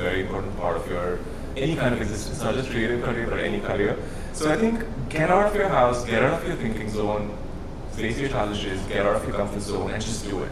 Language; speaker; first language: English; non-native, local second language; Hindi